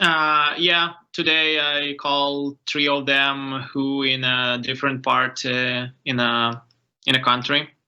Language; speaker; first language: English; non-native, learner; Ukrainian